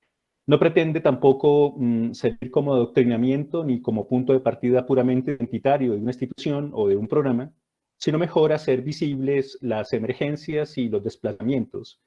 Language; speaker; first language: Spanish; native; Spanish